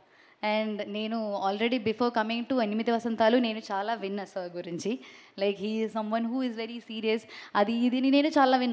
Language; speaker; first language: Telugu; non-native, learner; Malayalam